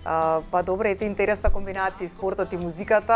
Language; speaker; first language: Macedonian; native; Macedonian